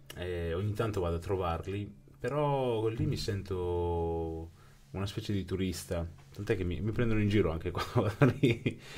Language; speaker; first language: Italian; early bilingual, other home language; Urdu